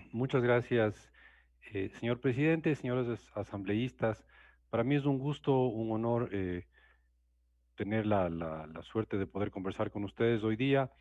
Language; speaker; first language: Spanish; native; Spanish